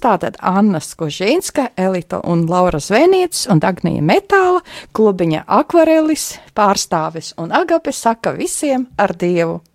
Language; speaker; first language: Latvian; native; Latvian